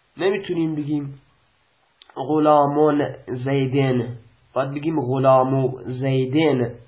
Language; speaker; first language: Persian; non-native, local second language; Baluchi